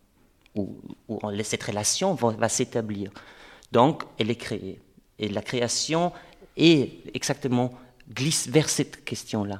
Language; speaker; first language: French; non-native, fluent; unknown